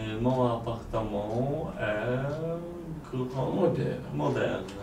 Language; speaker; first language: French; non-native, learner; Polish